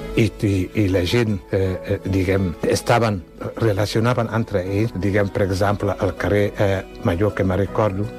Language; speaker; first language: Catalan; non-native, fluent; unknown